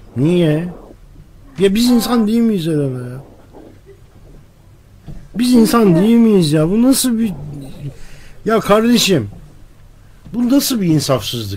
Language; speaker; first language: Turkish; native; Turkish